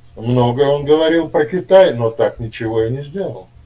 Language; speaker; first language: Russian; native; Russian